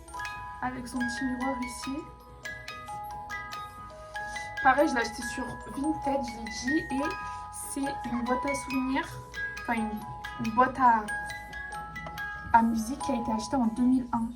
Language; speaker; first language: French; native; French